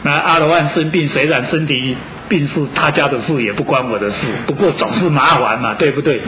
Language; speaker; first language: Chinese; native; Chinese